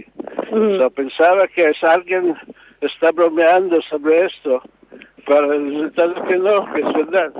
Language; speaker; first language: Spanish; non-native, learner; Hebrew